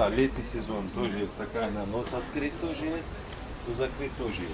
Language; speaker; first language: Russian; non-native, learner; Turkish